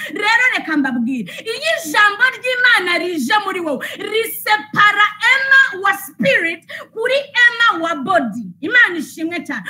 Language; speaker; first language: Kinyarwanda; early bilingual, heritage; Kinyarwanda